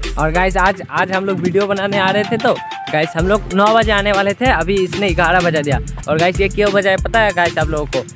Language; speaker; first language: Hindi; non-native, local second language; Bangla